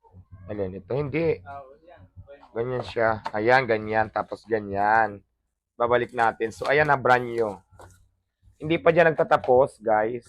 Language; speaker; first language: Filipino; non-native, local second language; Hiligaynon